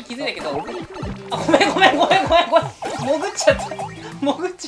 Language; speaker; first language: Japanese; native; Japanese